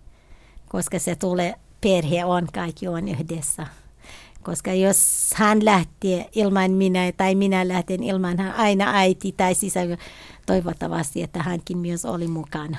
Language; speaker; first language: Finnish; non-native, learner; Kurdish